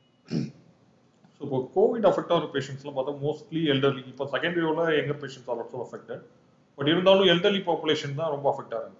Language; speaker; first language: English; non-native, local second language; Tamil